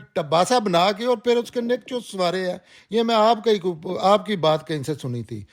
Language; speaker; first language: Urdu; non-native, local second language; Punjabi